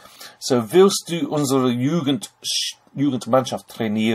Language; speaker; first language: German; non-native, fluent; English